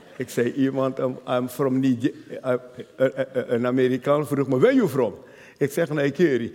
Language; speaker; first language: Dutch; non-native, fluent; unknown